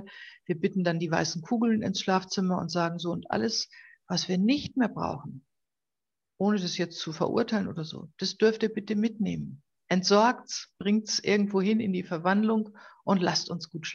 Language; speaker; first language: German; native; German